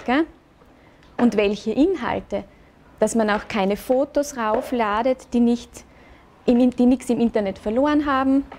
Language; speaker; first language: German; native; German